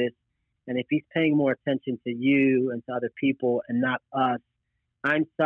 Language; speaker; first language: English; native; English